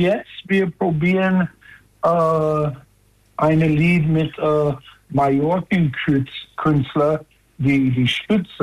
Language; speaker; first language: German; non-native, learner; English